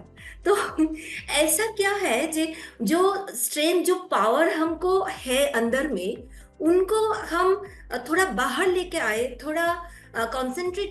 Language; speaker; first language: Hindi; non-native, local second language; Bangla